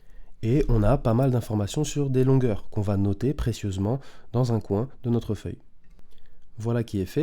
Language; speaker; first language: French; native; French